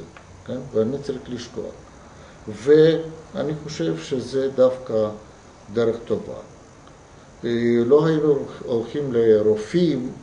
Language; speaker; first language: Hebrew; non-native, fluent; Russian